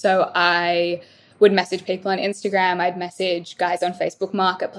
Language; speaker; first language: English; native; English